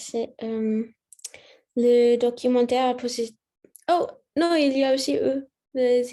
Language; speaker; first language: French; non-native, learner; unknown